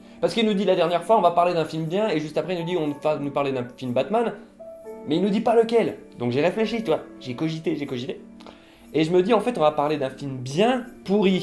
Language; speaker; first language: French; native; French